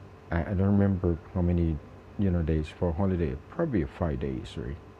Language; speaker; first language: English; non-native, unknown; Thai